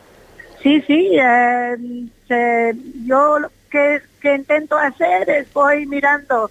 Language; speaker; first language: Spanish; non-native, fluent; English